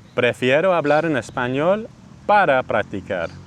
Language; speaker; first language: Spanish; non-native, fluent; English